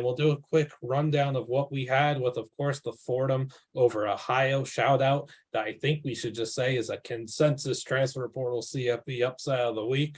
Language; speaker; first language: English; native; English